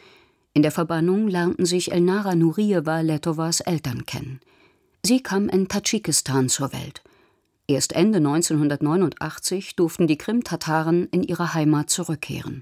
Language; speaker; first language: German; native; German